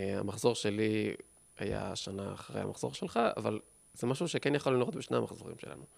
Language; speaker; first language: Hebrew; native; Hebrew